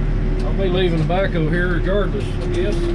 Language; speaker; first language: English; native; English